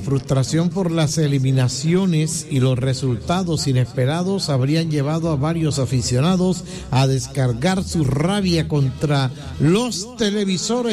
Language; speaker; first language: Spanish; native; Spanish